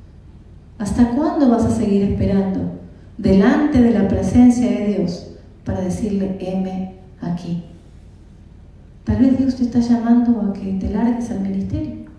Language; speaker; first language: Spanish; native; Spanish